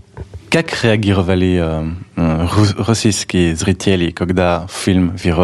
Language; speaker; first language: Russian; non-native, learner; French